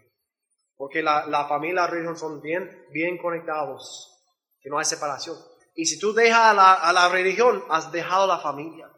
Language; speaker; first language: Spanish; non-native, learner; English